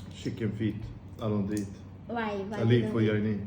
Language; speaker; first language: English; non-native, learner; Swedish